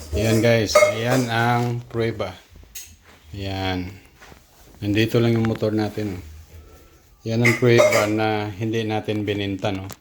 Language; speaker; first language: Filipino; non-native, local second language; Cebuano